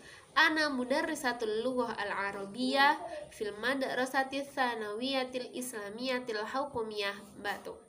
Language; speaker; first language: Arabic; non-native, fluent; Indonesian